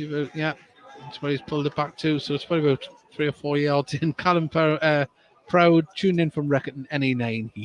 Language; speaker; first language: English; native; English